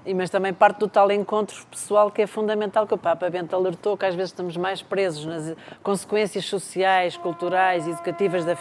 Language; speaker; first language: Portuguese; native; Portuguese